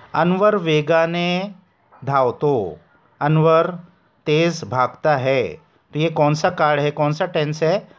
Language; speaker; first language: Hindi; non-native, local second language; Marathi